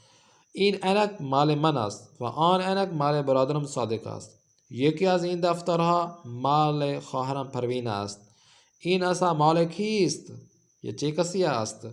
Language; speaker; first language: Persian; non-native, fluent; Urdu